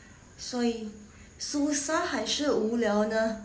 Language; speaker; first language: Chinese; non-native, fluent; Indonesian